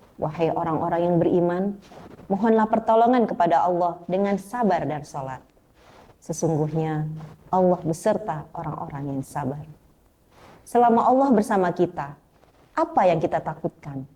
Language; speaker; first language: Indonesian; native; Indonesian